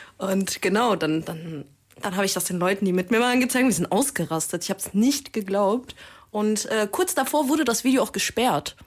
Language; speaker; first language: German; native; German